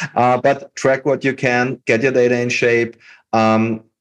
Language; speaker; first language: English; non-native, fluent; German